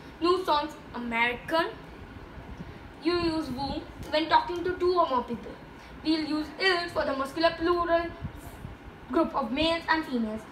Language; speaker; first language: English; non-native, local second language; Gujarati